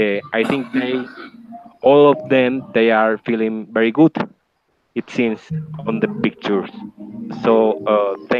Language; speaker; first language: English; non-native, learner; Spanish